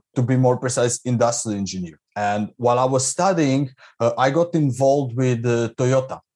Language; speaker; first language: English; non-native, fluent; Croatian